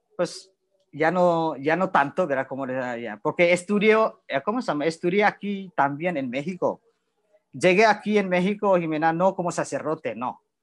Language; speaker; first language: Spanish; non-native, learner; Indonesian